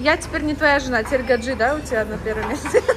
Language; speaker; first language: Russian; native; Russian